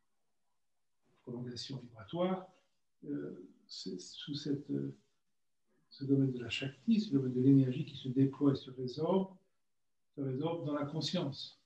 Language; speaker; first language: French; native; French